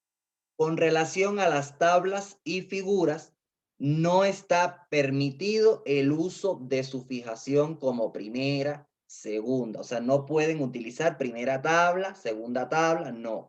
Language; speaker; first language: Spanish; native; Spanish